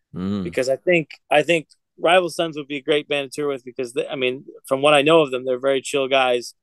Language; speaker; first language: English; native; English